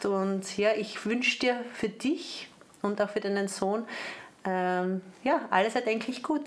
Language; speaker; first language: German; native; German